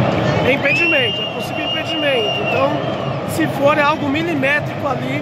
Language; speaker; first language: Portuguese; native; Portuguese